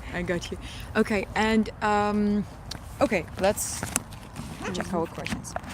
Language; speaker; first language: English; non-native, fluent; Russian